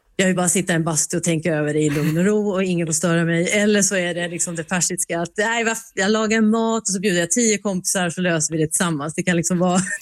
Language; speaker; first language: Swedish; early bilingual, other home language; Finnish